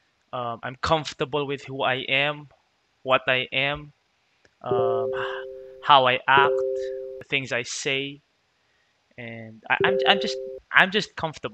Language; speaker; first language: English; non-native, local second language; Filipino